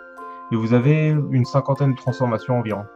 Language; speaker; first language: French; native; French